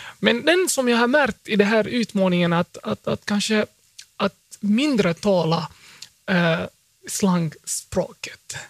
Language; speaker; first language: Swedish; early bilingual, other home language; Somali